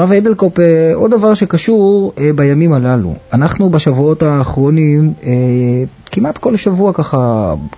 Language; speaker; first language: Hebrew; native; Hebrew